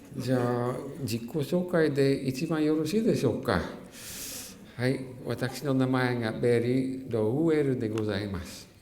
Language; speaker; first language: Japanese; non-native, fluent; English